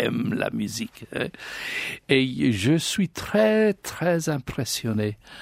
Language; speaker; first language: French; non-native, learner; English